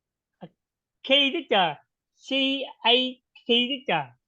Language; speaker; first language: English; non-native, learner; Vietnamese